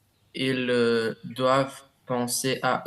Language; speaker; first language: French; non-native, learner; Romanian